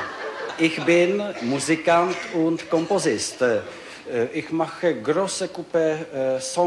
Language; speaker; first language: German; non-native, learner; Czech